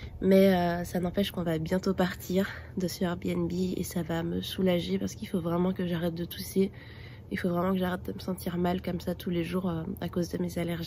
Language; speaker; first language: French; native; French